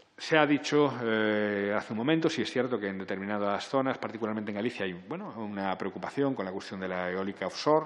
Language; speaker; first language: Spanish; native; Spanish